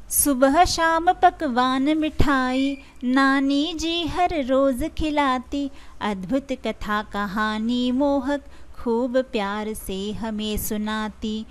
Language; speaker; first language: Hindi; non-native, local second language; Marathi